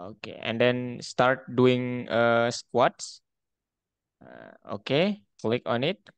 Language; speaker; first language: English; non-native, fluent; Indonesian